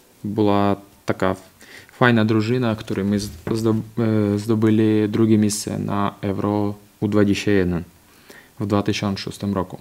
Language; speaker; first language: Polish; non-native, fluent; Ukrainian